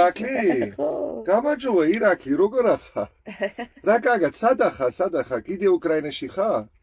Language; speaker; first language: Georgian; non-native, learner; German